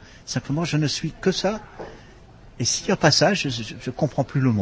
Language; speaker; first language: French; non-native, local second language; Dutch